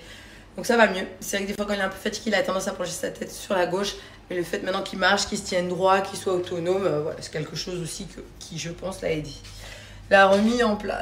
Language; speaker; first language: French; native; French